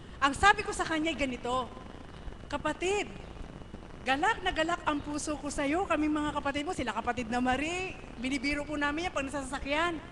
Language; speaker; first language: Filipino; native; Filipino